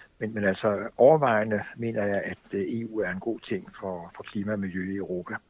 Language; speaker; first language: Danish; native; Danish